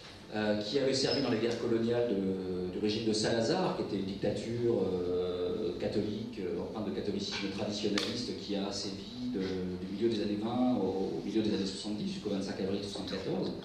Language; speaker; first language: French; native; French